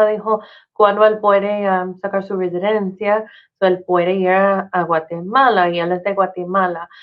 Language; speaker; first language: Spanish; non-native, fluent; English